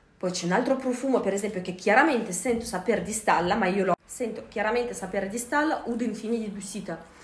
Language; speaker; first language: Italian; non-native, fluent; Russian